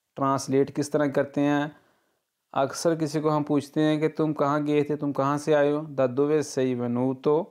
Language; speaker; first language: Urdu; non-native, local second language; Punjabi